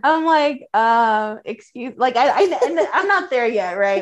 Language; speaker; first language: English; early bilingual, other home language; Spanish